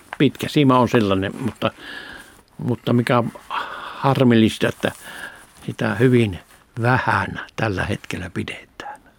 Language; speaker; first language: Finnish; native; Finnish